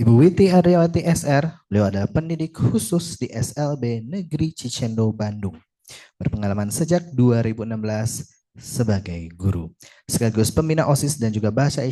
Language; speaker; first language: Indonesian; native; Indonesian